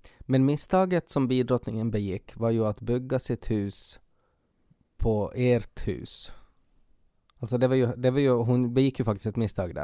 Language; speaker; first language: Swedish; native; Swedish